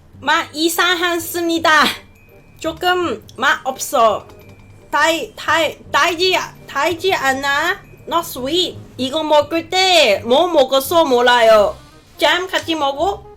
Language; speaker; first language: Korean; non-native, learner; Cantonese